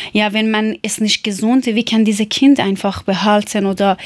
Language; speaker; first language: German; non-native, learner; Persian